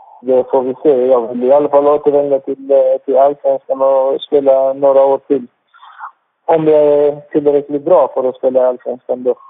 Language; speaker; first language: Swedish; non-native, fluent; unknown